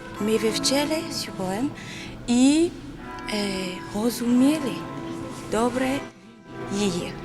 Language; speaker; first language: Ukrainian; non-native, learner; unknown